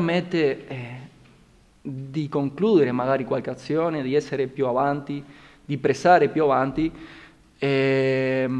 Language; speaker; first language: Italian; non-native, fluent; Spanish